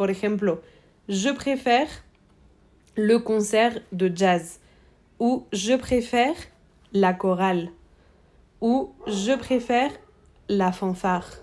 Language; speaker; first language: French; non-native, fluent; Spanish